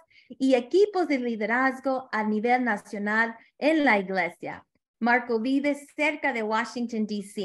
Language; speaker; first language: Spanish; early bilingual, heritage; Spanish